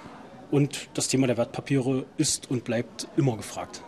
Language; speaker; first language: German; native; German